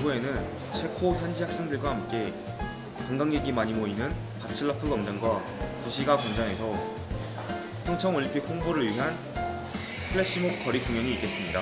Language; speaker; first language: Korean; native; Korean